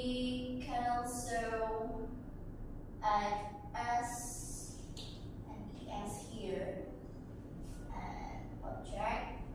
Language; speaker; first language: English; non-native, learner; Indonesian